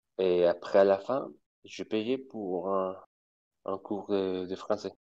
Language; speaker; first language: French; non-native, fluent; Spanish